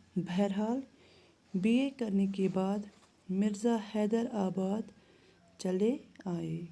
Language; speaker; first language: Urdu; non-native, local second language; Kashmiri